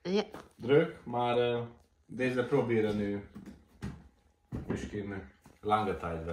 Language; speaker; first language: Dutch; non-native, learner; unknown